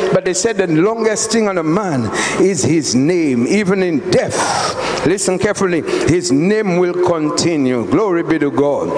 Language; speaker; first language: English; non-native, local second language; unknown